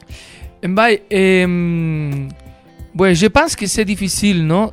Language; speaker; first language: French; non-native, learner; Spanish